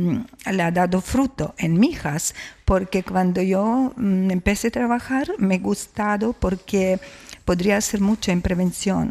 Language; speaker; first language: Spanish; non-native, fluent; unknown